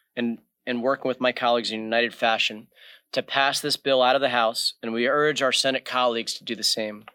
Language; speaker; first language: English; native; English